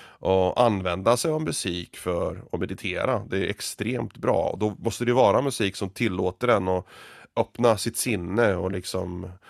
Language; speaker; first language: Swedish; early bilingual, other home language; Finnish